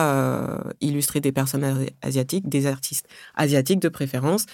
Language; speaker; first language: French; early bilingual, other home language; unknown